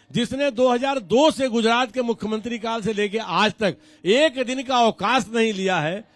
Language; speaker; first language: Hindi; native; Hindi